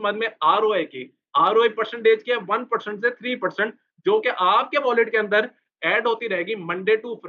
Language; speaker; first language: Hindi; native; Hindi